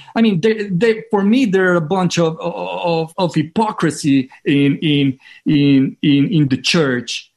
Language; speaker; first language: English; non-native, fluent; Spanish